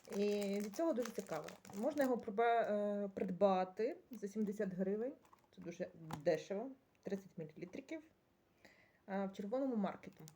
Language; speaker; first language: Ukrainian; native; Ukrainian